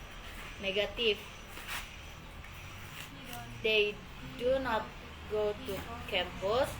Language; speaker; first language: English; non-native, learner; Indonesian